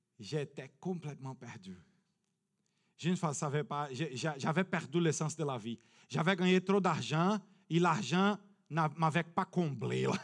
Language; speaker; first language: French; non-native, fluent; Portuguese